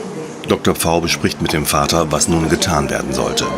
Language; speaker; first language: German; native; German